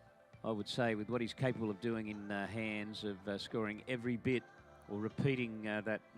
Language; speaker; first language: English; native; English